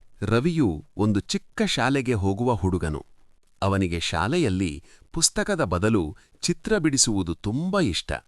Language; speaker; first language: Kannada; native; Kannada